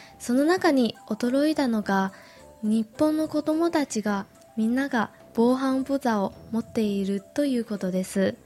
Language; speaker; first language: Japanese; non-native, fluent; Chinese